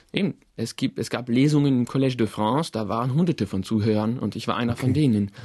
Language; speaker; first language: German; non-native, fluent; French